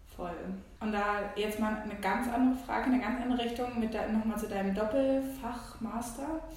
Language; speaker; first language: German; native; German